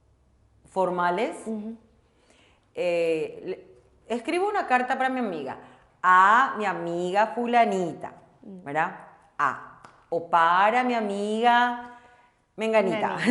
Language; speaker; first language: Spanish; non-native, local second language; Korean